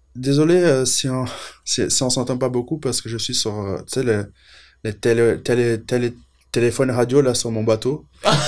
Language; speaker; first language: French; non-native, fluent; Portuguese